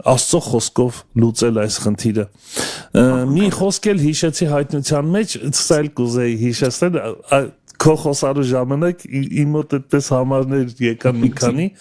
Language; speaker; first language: Armenian; native; Armenian